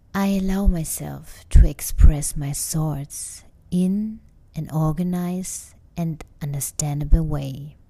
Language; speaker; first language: English; non-native, fluent; German